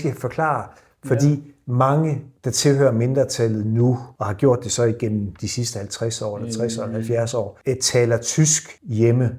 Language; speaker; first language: Danish; native; Danish